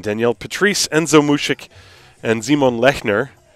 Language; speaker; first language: English; native; English